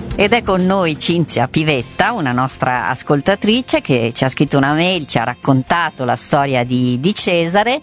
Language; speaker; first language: Italian; native; Italian